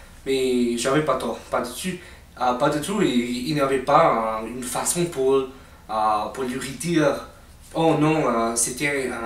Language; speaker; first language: French; non-native, fluent; English